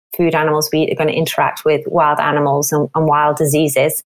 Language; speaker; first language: English; native; English